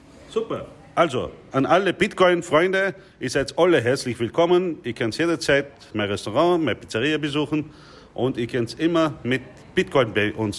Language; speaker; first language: German; non-native, fluent; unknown